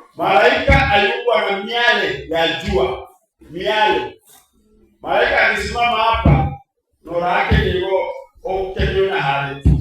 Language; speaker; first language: Swahili; non-native, local second language; Gusii